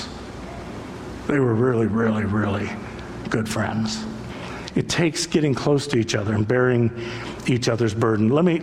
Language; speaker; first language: English; native; English